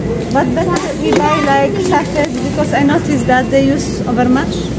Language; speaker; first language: English; non-native, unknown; Polish